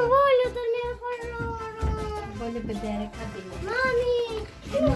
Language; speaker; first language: Italian; early bilingual, other home language; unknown